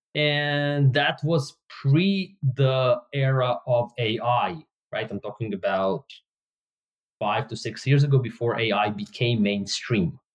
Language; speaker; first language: English; non-native, fluent; Hebrew